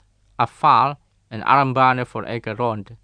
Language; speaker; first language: Dutch; non-native, learner; Indonesian